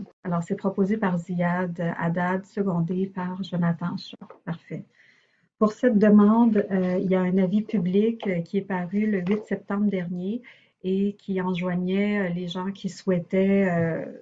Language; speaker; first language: French; native; French